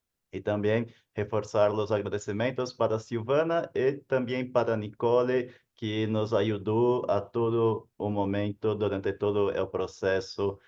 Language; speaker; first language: Spanish; non-native, fluent; Portuguese